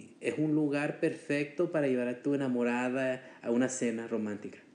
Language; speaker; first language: Spanish; early bilingual, heritage; Spanish